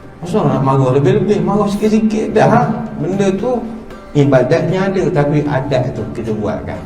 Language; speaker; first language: Malay; native; Malay